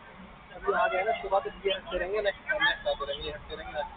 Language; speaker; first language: Hindi; native; Hindi